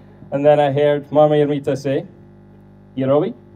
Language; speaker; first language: English; native; English